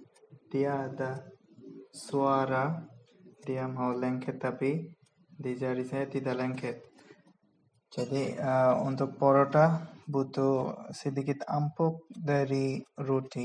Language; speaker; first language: Indonesian; non-native, fluent; Bangla